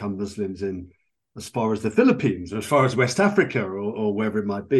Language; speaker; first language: English; native; English